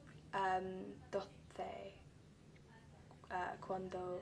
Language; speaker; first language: Spanish; non-native, learner; English